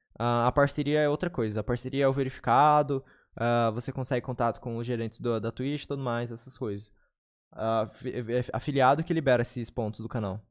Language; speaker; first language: Portuguese; native; Portuguese